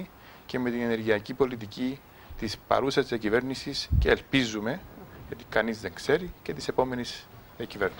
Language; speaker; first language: Greek; native; Greek